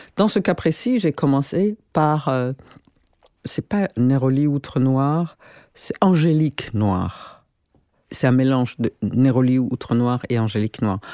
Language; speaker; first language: French; non-native, local second language; Rundi